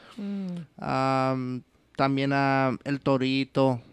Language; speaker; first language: Spanish; early bilingual, heritage; English